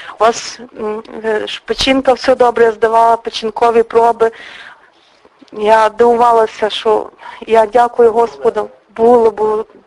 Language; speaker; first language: Ukrainian; native; Ukrainian